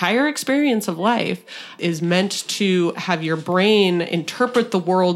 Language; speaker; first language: English; native; English